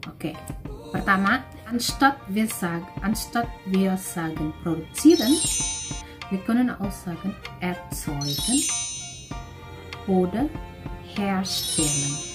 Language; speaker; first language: German; non-native, fluent; Indonesian